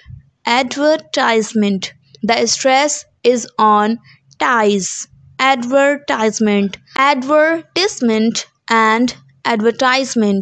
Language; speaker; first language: English; non-native, local second language; Hindi